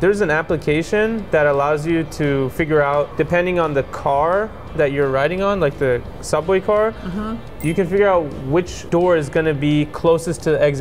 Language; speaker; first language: English; native; English